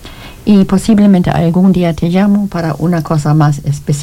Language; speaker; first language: Spanish; non-native, learner; German